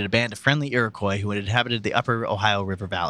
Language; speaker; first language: English; native; English